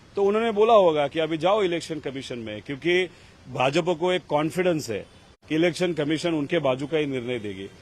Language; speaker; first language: Hindi; non-native, local second language; Marathi